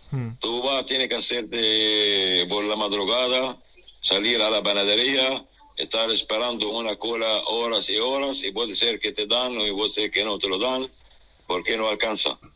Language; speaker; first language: Spanish; non-native, fluent; Arabic